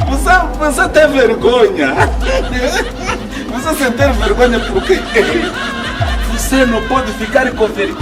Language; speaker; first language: Portuguese; non-native, learner; Kinyarwanda